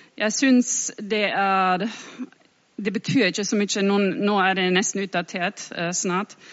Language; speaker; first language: Norwegian; non-native, fluent; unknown